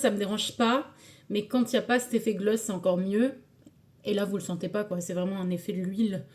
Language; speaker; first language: French; native; French